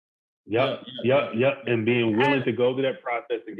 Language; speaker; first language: English; native; English